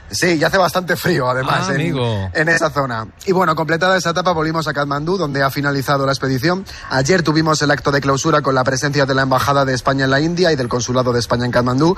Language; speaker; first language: Spanish; native; Spanish